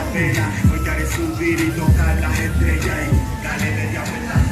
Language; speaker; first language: Spanish; native; Spanish